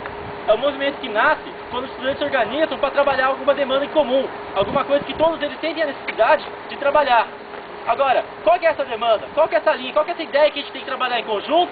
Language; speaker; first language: Portuguese; native; Portuguese